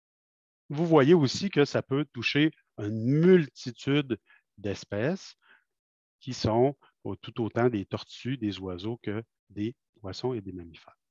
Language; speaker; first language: French; native; French